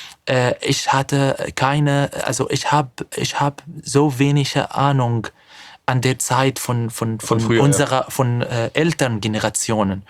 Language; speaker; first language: German; non-native, fluent; Arabic